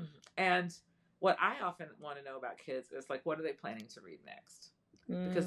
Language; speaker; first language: English; native; English